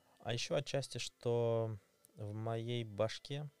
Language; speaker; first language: Russian; native; Russian